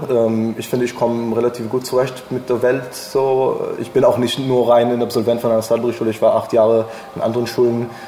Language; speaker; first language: German; non-native, fluent; English